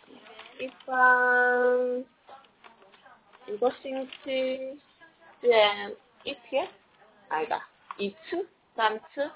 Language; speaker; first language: Chinese; non-native, learner; Korean